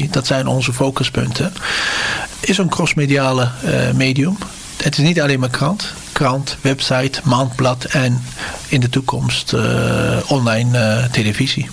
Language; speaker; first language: Dutch; non-native, fluent; Turkish